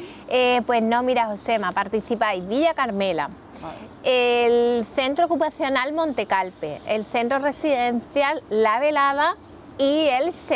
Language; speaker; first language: Spanish; native; Spanish